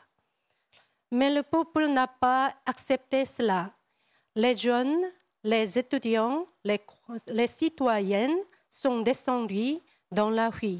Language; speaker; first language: French; non-native, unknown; Korean